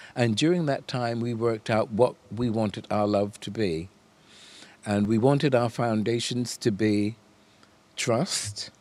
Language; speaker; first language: English; native; English